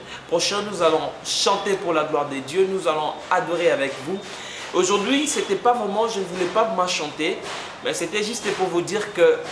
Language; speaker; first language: French; non-native, local second language; Lingala